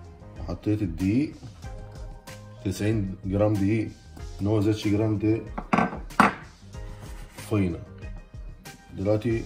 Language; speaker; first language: Romanian; non-native, learner; Arabic